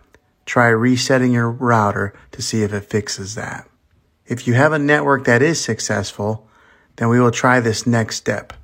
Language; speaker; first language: English; native; English